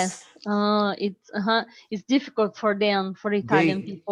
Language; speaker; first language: English; non-native, learner; Portuguese